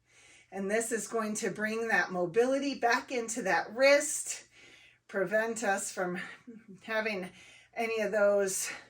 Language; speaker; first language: English; native; English